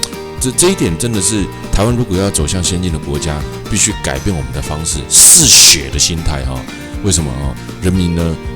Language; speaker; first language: Chinese; native; Chinese